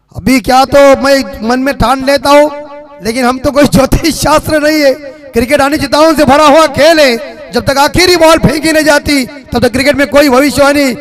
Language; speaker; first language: Hindi; non-native, local second language; Marathi